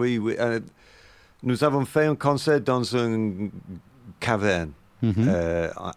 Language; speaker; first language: French; non-native, learner; English